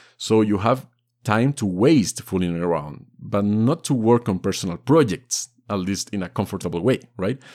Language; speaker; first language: English; non-native, fluent; Spanish